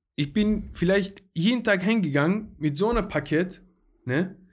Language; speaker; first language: German; non-native, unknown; Persian